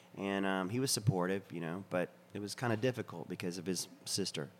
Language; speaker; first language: English; native; English